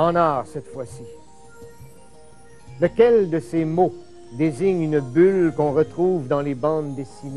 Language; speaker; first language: French; native; French